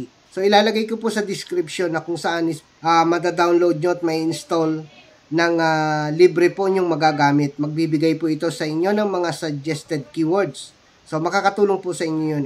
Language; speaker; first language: Filipino; native; Filipino